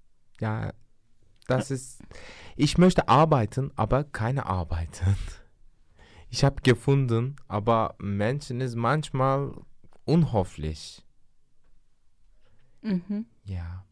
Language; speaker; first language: German; non-native, learner; Turkish